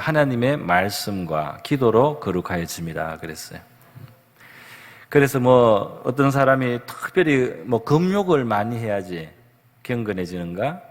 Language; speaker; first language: Korean; native; Korean